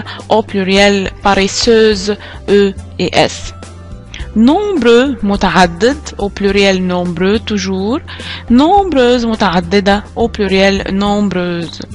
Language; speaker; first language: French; non-native, fluent; Arabic